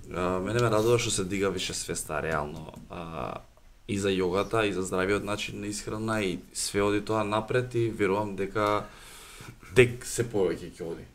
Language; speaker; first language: Macedonian; native; Macedonian